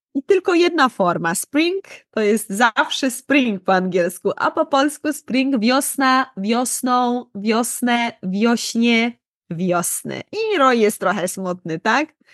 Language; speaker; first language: Polish; native; Polish